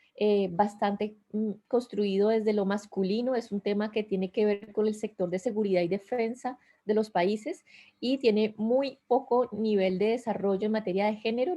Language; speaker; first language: Spanish; native; Spanish